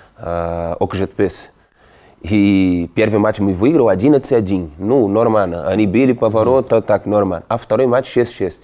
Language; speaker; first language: Russian; non-native, fluent; Portuguese